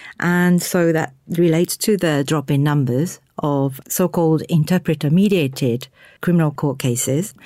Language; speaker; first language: English; non-native, fluent; Japanese